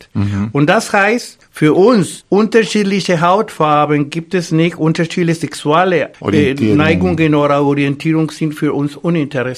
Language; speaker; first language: German; non-native, fluent; Spanish